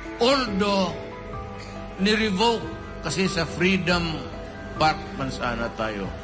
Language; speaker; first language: Filipino; non-native, local second language; Cebuano